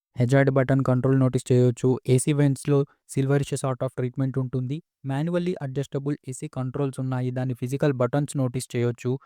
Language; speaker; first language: Telugu; native; Telugu